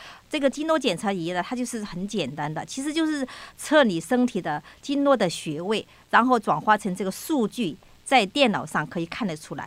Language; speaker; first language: Chinese; native; Chinese